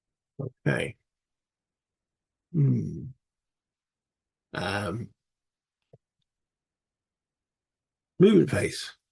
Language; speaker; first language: English; native; English